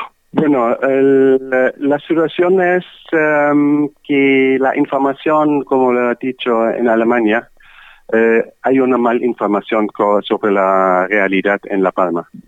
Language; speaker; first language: Spanish; non-native, learner; German